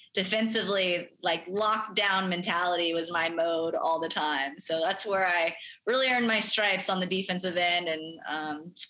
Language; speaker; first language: English; native; English